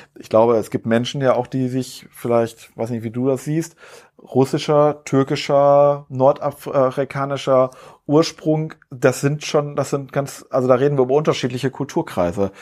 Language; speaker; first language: German; native; German